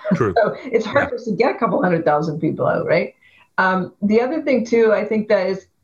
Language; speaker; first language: English; native; English